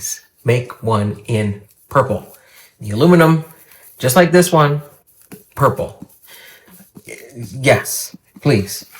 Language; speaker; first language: English; native; English